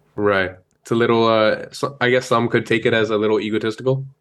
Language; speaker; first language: English; native; English